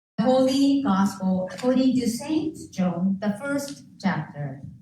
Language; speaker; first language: English; non-native, fluent; Japanese